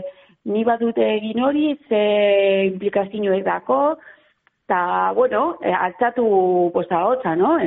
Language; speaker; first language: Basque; non-native, local second language; Spanish